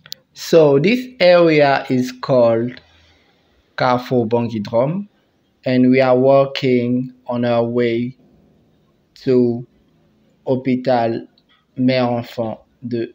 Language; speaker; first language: English; non-native, fluent; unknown